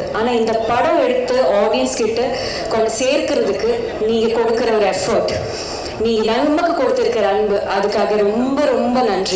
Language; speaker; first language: Tamil; non-native, fluent; Malayalam